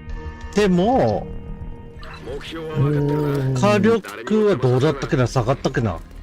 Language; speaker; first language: Japanese; native; Japanese